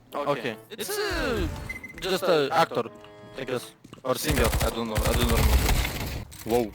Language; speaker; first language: English; non-native, learner; Lithuanian